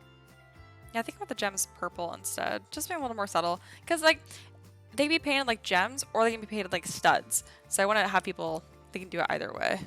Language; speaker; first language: English; native; English